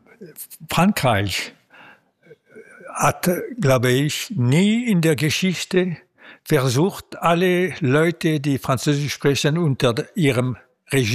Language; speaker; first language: German; non-native, local second language; French